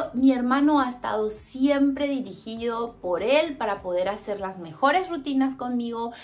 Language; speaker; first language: Spanish; native; Spanish